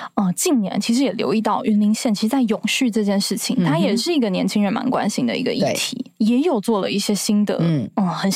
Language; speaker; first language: Chinese; native; Chinese